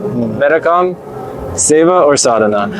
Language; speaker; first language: Hindi; non-native, learner; English